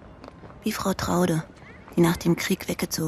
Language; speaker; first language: German; native; German